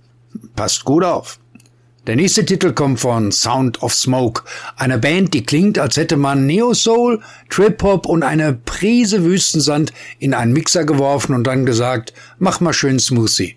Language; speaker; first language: German; native; German